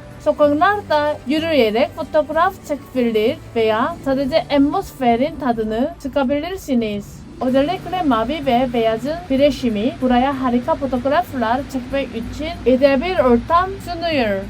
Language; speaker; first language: Turkish; non-native, learner; Korean